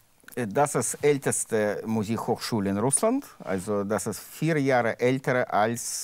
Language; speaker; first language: German; non-native, learner; Russian